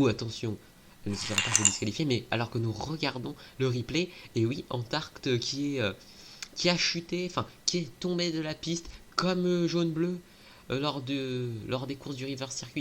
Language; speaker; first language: French; native; French